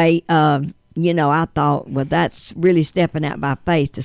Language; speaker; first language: English; native; English